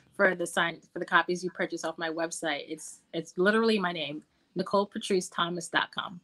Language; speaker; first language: English; native; English